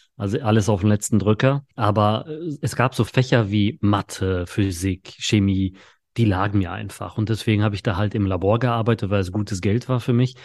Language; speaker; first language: German; early bilingual, other home language; Polish